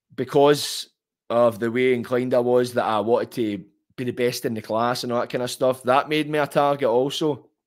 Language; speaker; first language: English; native; English